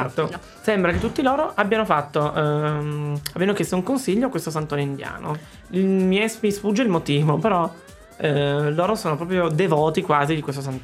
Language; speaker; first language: Italian; native; Italian